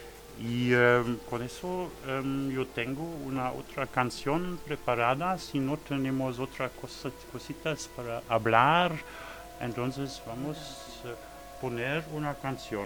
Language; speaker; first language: Spanish; non-native, learner; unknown